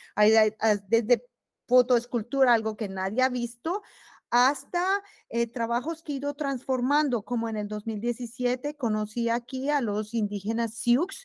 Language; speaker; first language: Spanish; native; Spanish